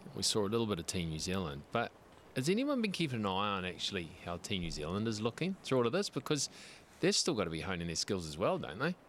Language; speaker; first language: English; native; English